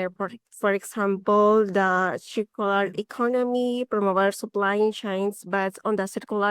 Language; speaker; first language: English; non-native, learner; Spanish